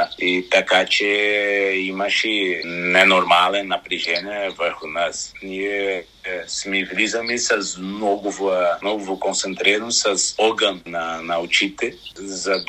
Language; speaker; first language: Bulgarian; non-native, learner; Portuguese